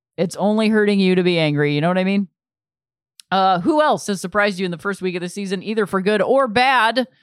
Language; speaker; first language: English; native; English